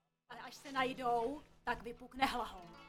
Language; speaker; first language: Czech; native; Czech